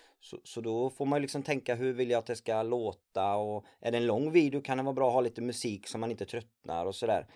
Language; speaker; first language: Swedish; native; Swedish